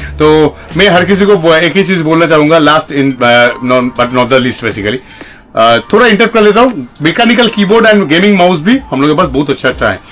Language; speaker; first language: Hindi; non-native, local second language; Bangla